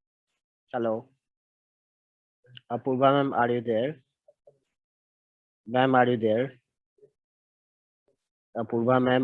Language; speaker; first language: English; non-native, local second language; Hindi